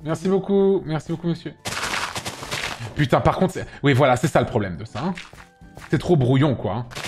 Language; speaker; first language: French; native; French